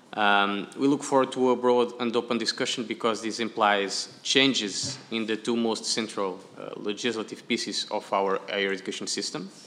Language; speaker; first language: English; non-native, fluent; Portuguese